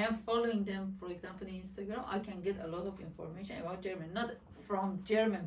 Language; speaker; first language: English; non-native, learner; Persian